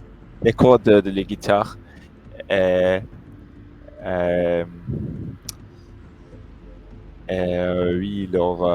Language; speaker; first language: French; non-native, learner; English